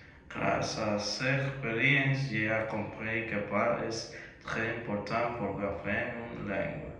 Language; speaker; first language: French; non-native, learner; Spanish